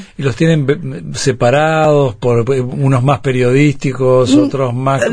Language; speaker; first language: Spanish; native; Spanish